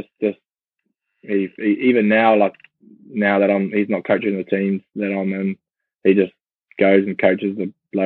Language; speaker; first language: English; native; English